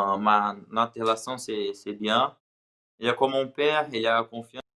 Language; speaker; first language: French; non-native, learner; Portuguese